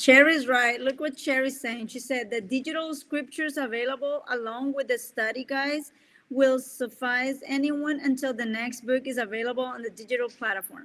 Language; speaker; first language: English; non-native, fluent; Spanish